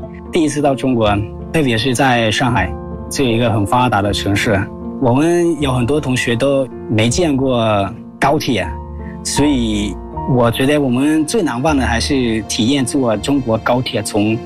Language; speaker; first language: Chinese; non-native, fluent; Lao